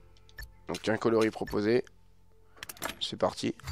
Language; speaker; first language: French; native; French